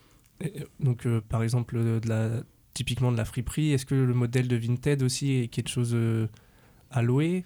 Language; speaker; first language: French; native; French